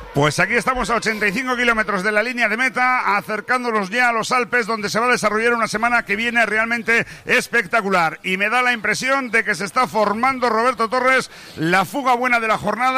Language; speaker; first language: Spanish; native; Spanish